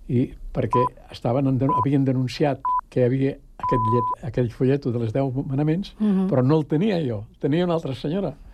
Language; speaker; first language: Catalan; native; Catalan